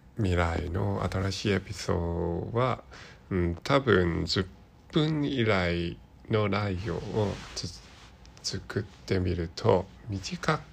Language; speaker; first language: Japanese; non-native, learner; Cantonese